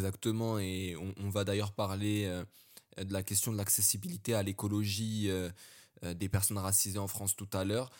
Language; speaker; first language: French; early bilingual, other home language; Arabic